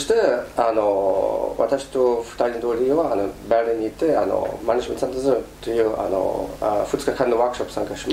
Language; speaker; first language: Japanese; non-native, fluent; German